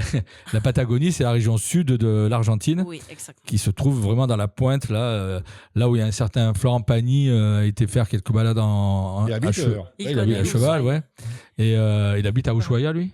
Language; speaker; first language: French; native; French